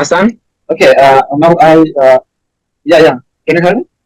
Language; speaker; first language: English; non-native, learner; Bangla